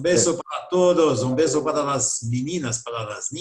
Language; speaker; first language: Spanish; non-native, learner; Portuguese